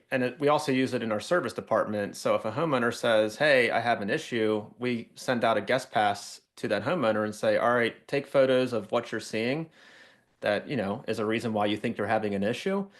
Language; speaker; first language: English; native; English